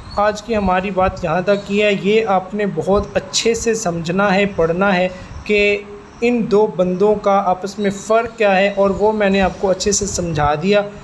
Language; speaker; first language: Urdu; non-native, local second language; Punjabi